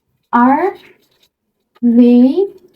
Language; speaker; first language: English; non-native, learner; Indonesian